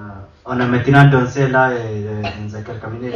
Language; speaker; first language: French; non-native, learner; Arabic